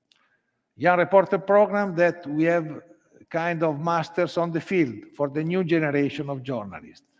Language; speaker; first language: English; non-native, learner; Italian